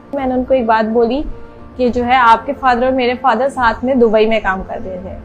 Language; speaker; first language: Urdu; native; Urdu